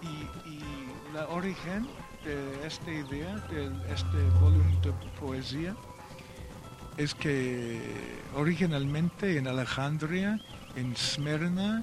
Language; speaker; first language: Spanish; non-native, fluent; Welsh